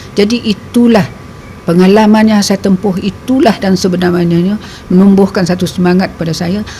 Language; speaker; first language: Malay; native; Malay